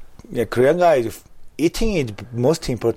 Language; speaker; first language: English; non-native, learner; Korean